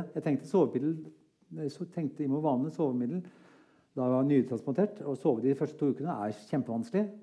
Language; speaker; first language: Norwegian; native; Norwegian